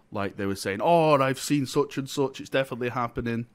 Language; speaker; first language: English; native; English